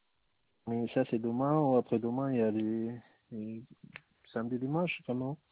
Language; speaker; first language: French; non-native, learner; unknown